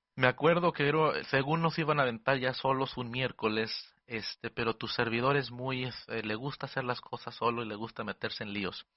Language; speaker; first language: Spanish; early bilingual, heritage; Spanish